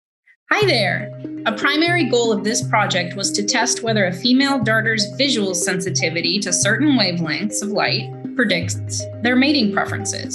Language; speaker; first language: English; native; English